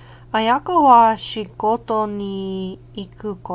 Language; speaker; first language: Japanese; non-native, learner; English